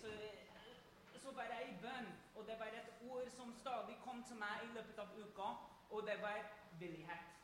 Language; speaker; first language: Norwegian; non-native, fluent; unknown